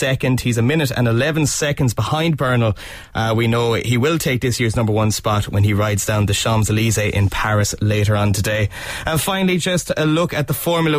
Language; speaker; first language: English; native; English